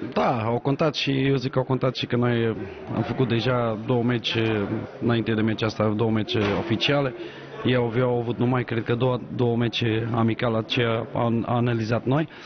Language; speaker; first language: Romanian; non-native, learner; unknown